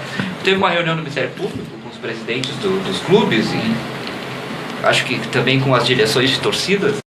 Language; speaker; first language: Portuguese; native; Portuguese